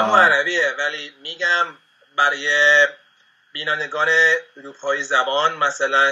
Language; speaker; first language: Persian; non-native, fluent; Spanish